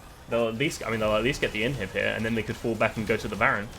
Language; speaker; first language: English; native; English